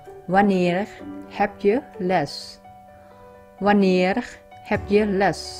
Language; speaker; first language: Dutch; non-native, learner; Vietnamese